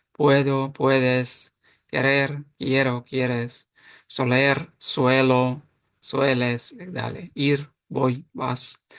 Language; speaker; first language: Spanish; non-native, fluent; Ukrainian